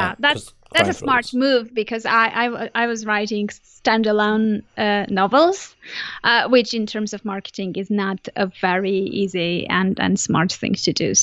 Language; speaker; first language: English; non-native, fluent; Armenian